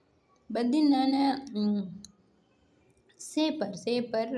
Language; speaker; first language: Arabic; non-native, learner; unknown